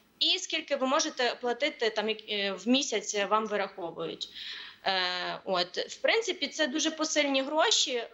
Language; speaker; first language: Ukrainian; native; Ukrainian